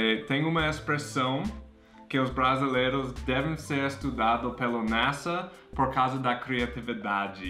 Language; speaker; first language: Portuguese; non-native, fluent; English